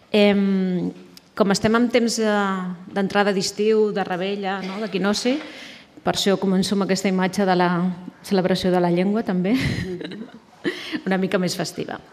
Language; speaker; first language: Catalan; native; Catalan